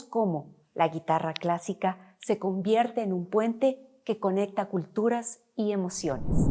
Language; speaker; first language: Spanish; native; Spanish